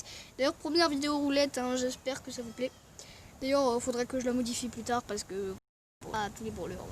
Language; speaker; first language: French; native; French